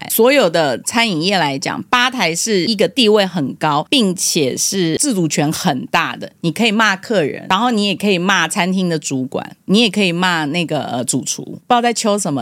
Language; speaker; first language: Chinese; native; Chinese